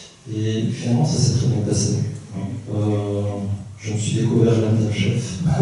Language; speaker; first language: French; early bilingual, other home language; Korean